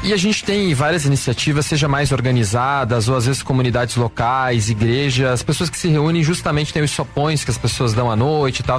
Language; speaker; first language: Portuguese; native; Portuguese